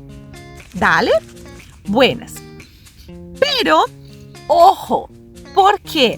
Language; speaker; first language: Spanish; non-native, fluent; Portuguese